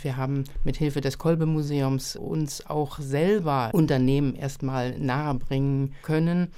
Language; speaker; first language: German; native; German